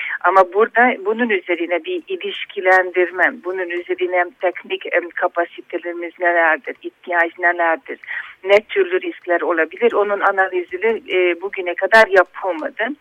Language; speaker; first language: Turkish; non-native, fluent; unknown